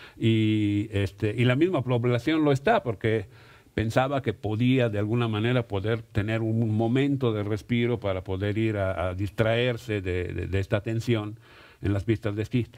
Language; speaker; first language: Spanish; non-native, fluent; Italian